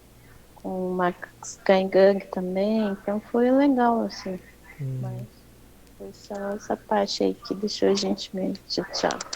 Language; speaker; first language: Portuguese; native; Portuguese